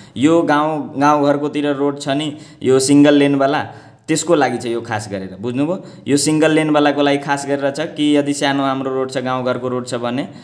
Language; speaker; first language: Nepali; native; Nepali